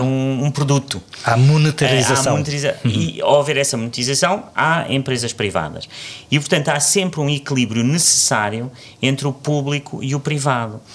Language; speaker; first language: Portuguese; native; Portuguese